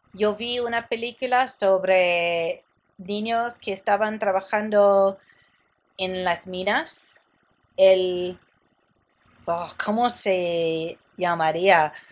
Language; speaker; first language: Spanish; non-native, fluent; English